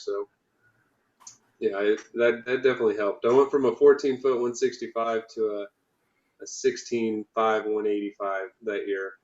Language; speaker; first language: English; native; English